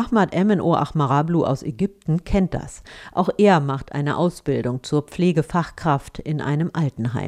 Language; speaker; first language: German; native; German